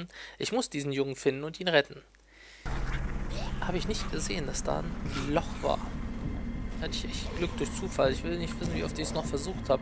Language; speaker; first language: German; native; German